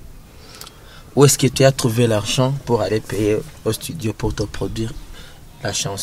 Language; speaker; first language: French; non-native, local second language; Rundi